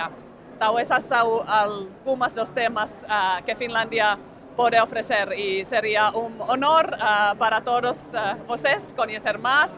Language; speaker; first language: Portuguese; non-native, fluent; Finnish